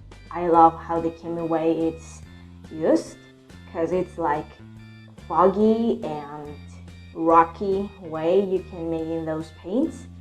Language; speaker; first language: English; non-native, learner; Spanish